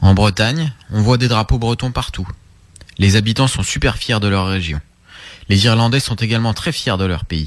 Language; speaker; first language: French; non-native, fluent; English